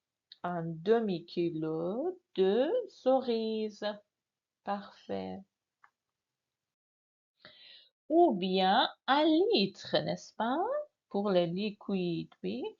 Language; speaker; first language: French; non-native, fluent; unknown